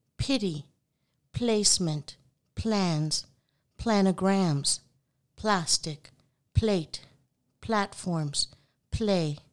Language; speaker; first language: English; non-native, local second language; Urdu